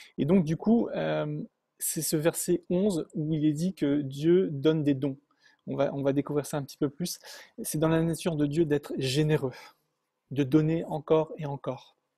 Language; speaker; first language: French; native; French